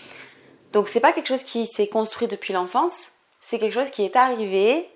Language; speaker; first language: French; native; French